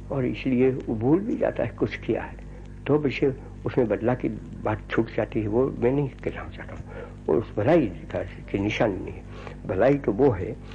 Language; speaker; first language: Hindi; non-native, local second language; Gujarati